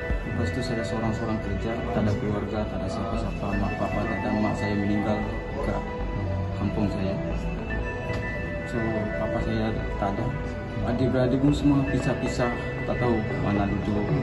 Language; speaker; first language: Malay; non-native, fluent; Rohingya